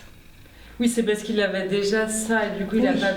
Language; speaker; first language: French; native; French